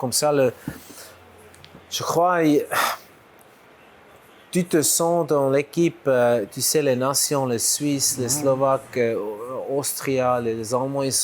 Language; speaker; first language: French; non-native, local second language; German